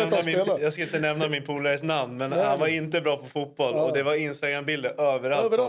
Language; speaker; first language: Swedish; native; Swedish